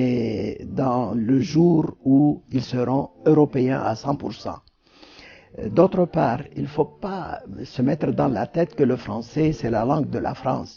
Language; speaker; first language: French; non-native, fluent; Turkish